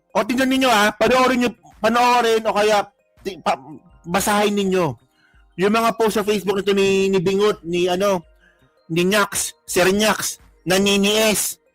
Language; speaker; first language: Filipino; native; Filipino